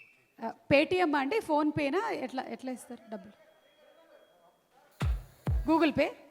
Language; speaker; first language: Telugu; native; Telugu